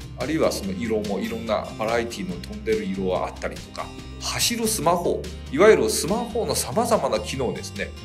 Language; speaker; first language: Japanese; non-native, fluent; Chinese